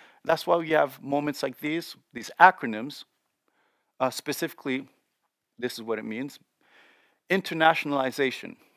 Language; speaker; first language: English; native; English